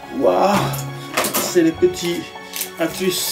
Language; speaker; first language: French; native; French